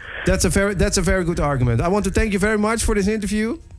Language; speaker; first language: English; non-native, fluent; Dutch